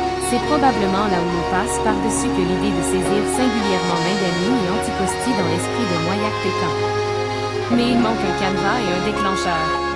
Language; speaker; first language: French; native; French